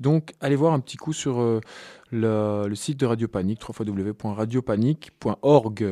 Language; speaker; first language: French; native; French